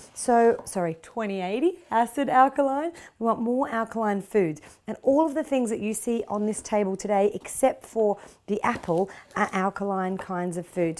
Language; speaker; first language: English; native; English